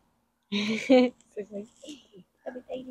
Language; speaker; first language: Japanese; non-native, learner; Georgian